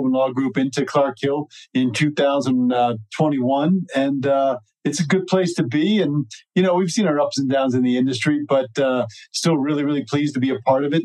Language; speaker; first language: English; native; English